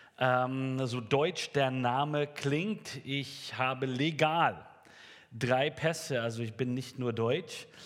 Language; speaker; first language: German; native; German